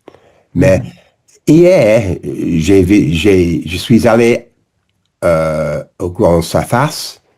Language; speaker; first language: French; non-native, learner; English